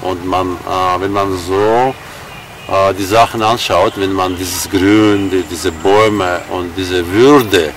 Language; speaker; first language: German; non-native, fluent; Armenian